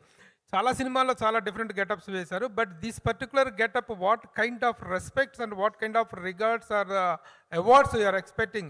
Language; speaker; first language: Telugu; native; Telugu